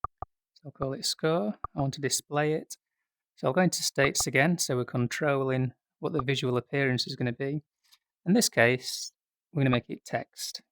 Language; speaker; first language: English; native; English